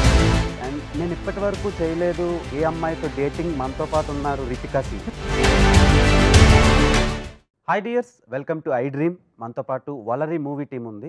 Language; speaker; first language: Telugu; native; Telugu